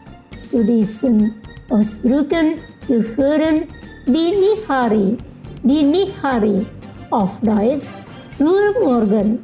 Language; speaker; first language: German; non-native, fluent; Indonesian